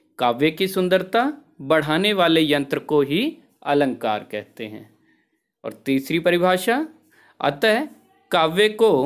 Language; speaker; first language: Hindi; native; Hindi